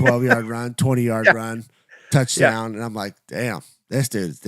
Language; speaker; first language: English; native; English